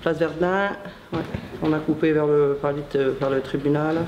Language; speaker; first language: French; native; French